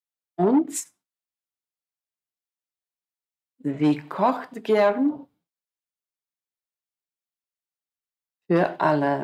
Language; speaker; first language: German; non-native, fluent; Croatian